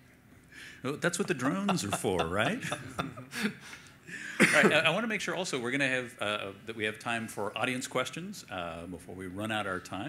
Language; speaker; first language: English; native; English